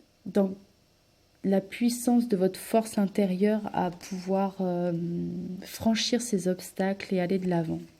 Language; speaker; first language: French; native; French